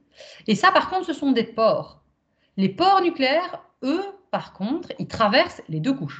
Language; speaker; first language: French; native; French